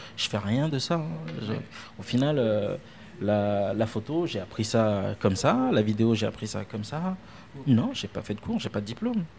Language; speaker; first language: French; non-native, local second language; Ewe